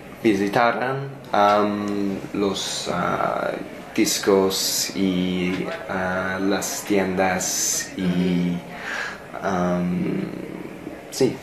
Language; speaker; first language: Spanish; non-native, learner; English